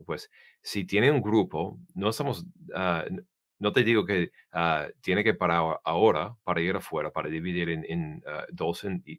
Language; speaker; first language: Spanish; non-native, learner; English